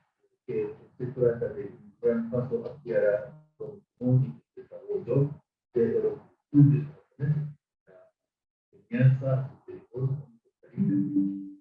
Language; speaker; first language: Spanish; non-native, fluent; Japanese